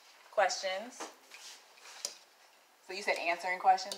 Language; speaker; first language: English; native; English